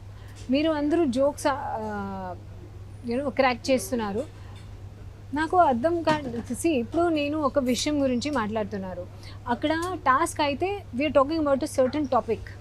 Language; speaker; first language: Telugu; non-native, learner; Hindi